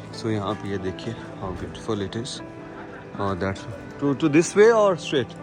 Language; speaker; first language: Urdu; native; Urdu